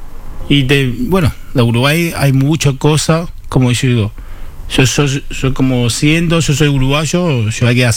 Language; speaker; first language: Spanish; non-native, learner; Chinese